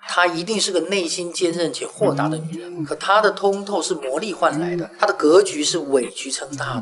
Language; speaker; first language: Chinese; native; Chinese